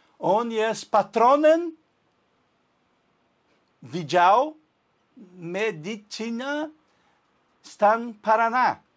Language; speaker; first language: Polish; non-native, learner; Portuguese